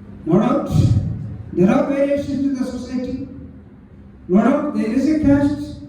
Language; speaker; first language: English; non-native, local second language; Telugu